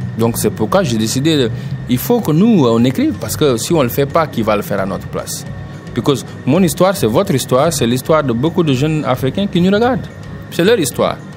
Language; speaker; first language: French; non-native, local second language; Wolof